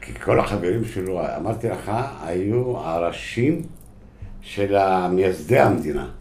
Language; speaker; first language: Hebrew; non-native, local second language; Arabic